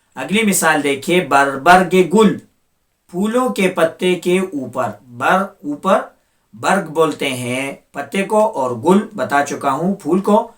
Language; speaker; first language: Urdu; non-native, local second language; Pashto